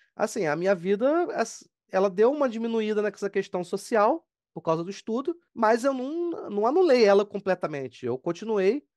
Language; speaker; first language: Portuguese; native; Portuguese